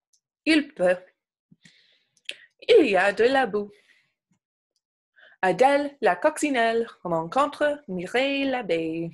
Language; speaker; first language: French; non-native, local second language; English